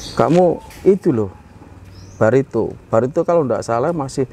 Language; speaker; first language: Indonesian; native; Indonesian